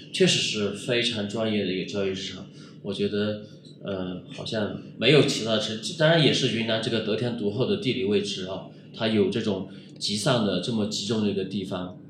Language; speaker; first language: Chinese; native; Chinese